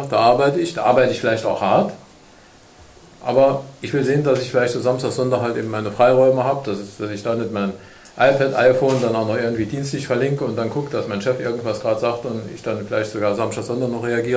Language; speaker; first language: German; native; German